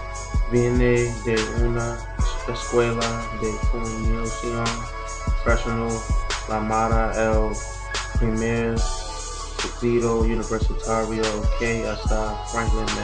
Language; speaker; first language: Spanish; non-native, learner; English